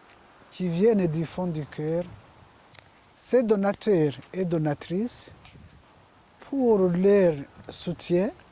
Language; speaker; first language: French; non-native, local second language; Kinyarwanda